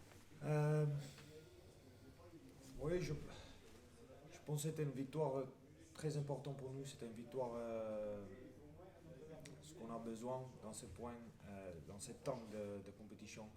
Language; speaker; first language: French; non-native, fluent; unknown